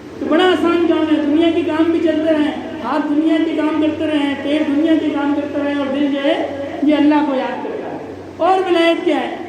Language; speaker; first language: Urdu; non-native, local second language; Punjabi